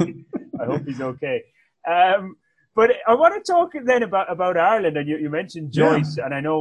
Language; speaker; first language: English; native; English